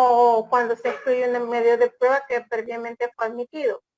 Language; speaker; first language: Spanish; native; Spanish